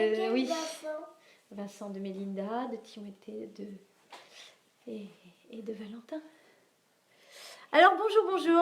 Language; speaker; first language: French; native; French